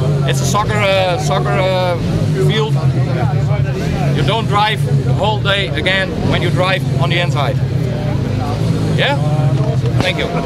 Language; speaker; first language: English; non-native, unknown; Dutch